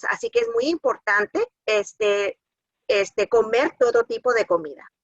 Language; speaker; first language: Spanish; early bilingual, other home language; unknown